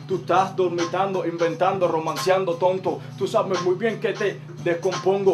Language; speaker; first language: Spanish; native; Spanish